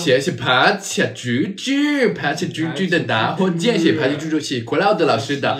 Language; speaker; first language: Chinese; native; Chinese